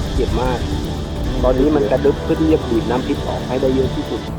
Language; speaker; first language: Thai; native; Thai